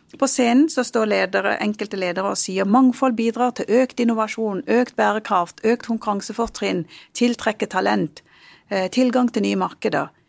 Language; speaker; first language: Norwegian; early bilingual, other home language; Punjabi